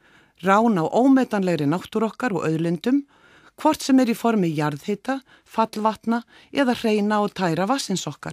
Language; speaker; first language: Icelandic; native; Icelandic